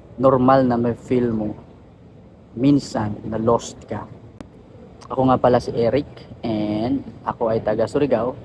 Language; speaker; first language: Filipino; non-native, local second language; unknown